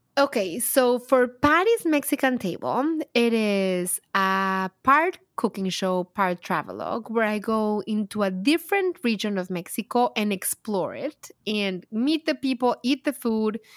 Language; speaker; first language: English; non-native, fluent; Spanish